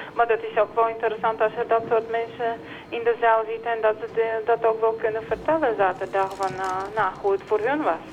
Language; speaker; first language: Dutch; non-native, fluent; Bulgarian